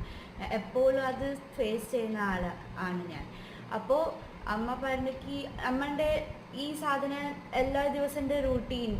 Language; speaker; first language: Malayalam; early bilingual, heritage; Malayalam